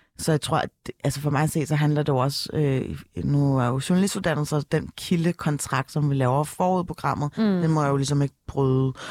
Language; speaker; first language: Danish; early bilingual, other home language; Turkish